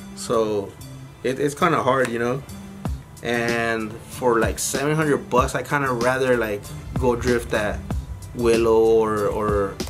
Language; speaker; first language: English; early bilingual, other home language; Spanish